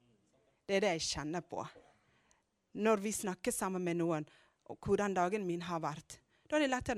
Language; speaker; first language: Norwegian; non-native, fluent; Amharic